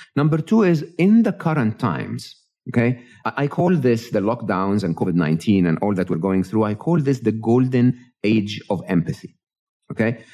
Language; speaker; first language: English; non-native, fluent; Arabic